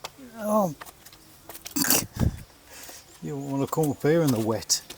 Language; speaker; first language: English; native; English